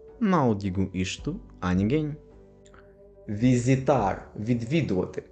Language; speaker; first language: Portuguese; non-native, fluent; Ukrainian